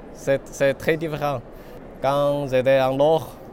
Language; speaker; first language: French; non-native, fluent; Chinese